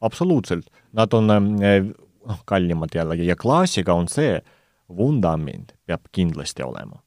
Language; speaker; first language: Estonian; non-native, local second language; Russian